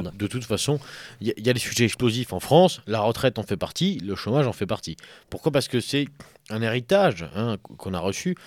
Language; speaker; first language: French; native; French